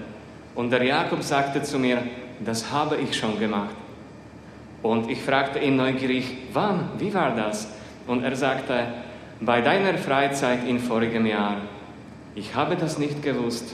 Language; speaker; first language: German; non-native, fluent; Slovak